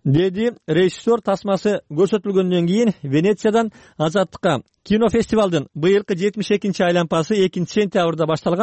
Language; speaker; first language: Kyrgyz; native; Kyrgyz